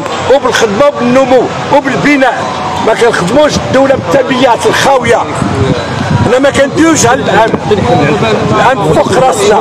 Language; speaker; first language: Arabic; native; Arabic